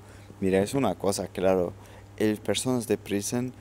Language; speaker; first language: Spanish; non-native, learner; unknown